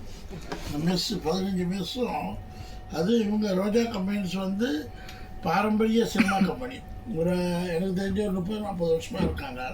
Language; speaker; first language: Tamil; native; Tamil